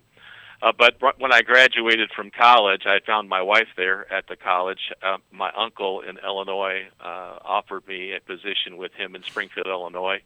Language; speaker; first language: English; native; English